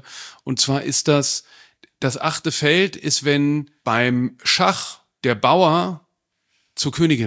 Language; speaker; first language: German; native; German